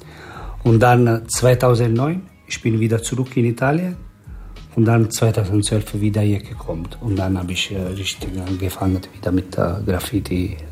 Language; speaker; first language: German; non-native, learner; Italian